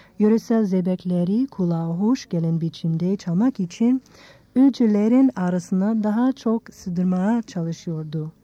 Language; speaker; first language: Turkish; non-native, fluent; English